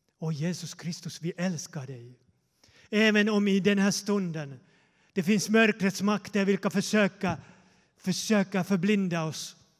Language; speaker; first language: Swedish; non-native, fluent; Finnish